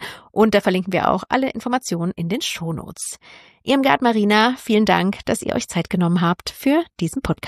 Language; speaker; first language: German; native; German